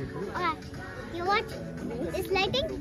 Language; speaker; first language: English; non-native, learner; Persian